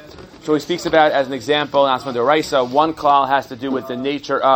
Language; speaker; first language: English; native; English